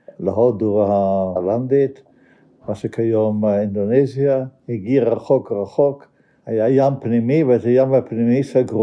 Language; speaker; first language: Hebrew; non-native, fluent; Dutch